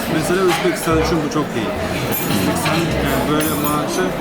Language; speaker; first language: Turkish; non-native, learner; Uzbek